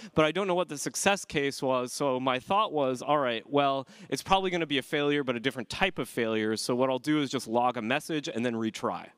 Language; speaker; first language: English; native; English